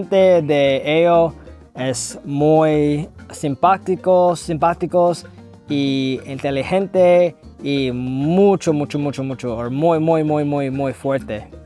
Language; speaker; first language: Spanish; non-native, learner; English